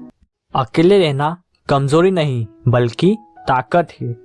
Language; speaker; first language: Hindi; native; Hindi